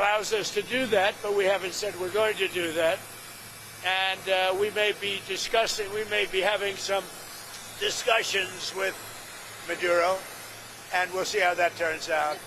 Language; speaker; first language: English; native; English